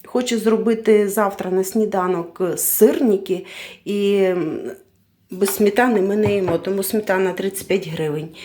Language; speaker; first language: Ukrainian; non-native, local second language; Russian